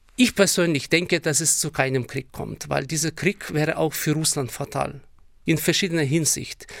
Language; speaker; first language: German; non-native, fluent; Ukrainian